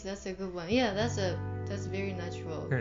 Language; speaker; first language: English; non-native, fluent; Japanese